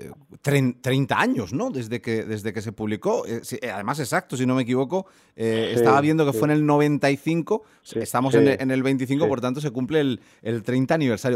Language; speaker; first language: Spanish; native; Spanish